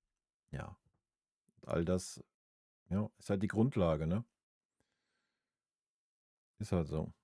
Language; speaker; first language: German; native; German